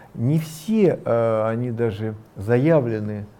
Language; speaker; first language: Russian; native; Russian